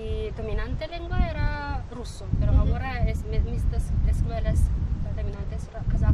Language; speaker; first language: Spanish; non-native, learner; Kazakh